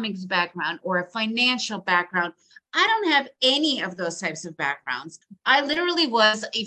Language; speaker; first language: English; early bilingual, other home language; Russian